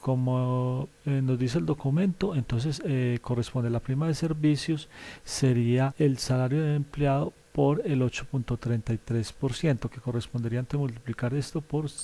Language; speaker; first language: Spanish; native; Spanish